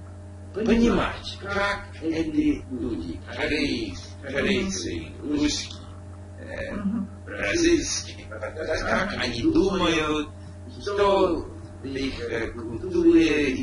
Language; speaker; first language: Russian; non-native, learner; English